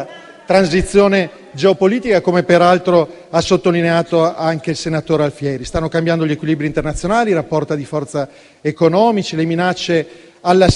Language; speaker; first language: Italian; native; Italian